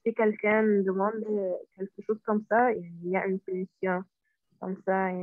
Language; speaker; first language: French; non-native, learner; Arabic